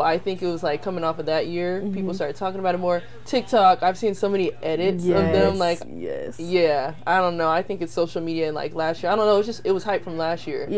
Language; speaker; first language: English; native; English